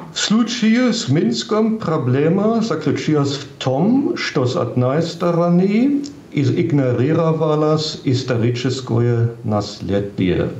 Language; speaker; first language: Russian; non-native, fluent; German